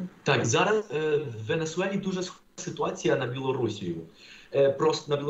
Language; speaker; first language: Ukrainian; non-native, fluent; Spanish